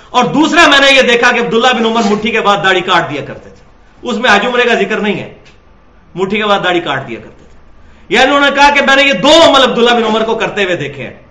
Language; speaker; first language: Urdu; non-native, local second language; Punjabi